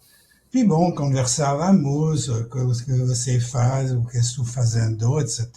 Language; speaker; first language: Portuguese; non-native, fluent; French